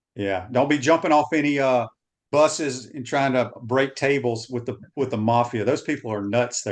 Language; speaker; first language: English; native; English